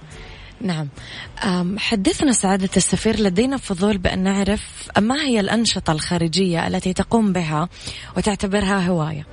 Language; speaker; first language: Arabic; native; Arabic